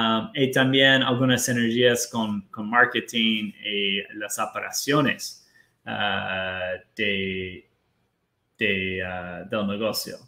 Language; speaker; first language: Spanish; non-native, fluent; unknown